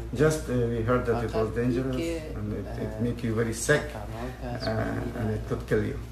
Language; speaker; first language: English; non-native, fluent; Persian